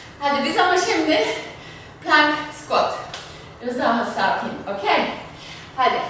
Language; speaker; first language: Turkish; non-native, fluent; German